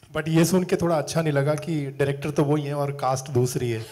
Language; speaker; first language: Hindi; native; Hindi